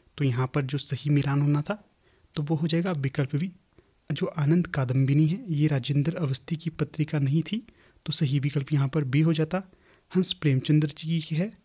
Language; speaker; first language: Hindi; native; Hindi